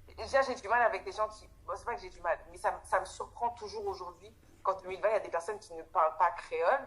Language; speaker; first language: French; non-native, local second language; Haitian Creole